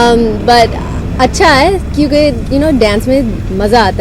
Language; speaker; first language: Hindi; non-native, learner; English